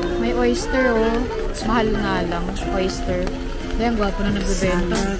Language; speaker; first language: Filipino; native; Filipino